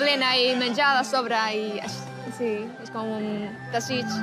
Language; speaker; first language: Catalan; non-native, learner; Chinese